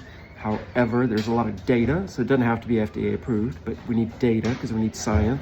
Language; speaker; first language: English; native; English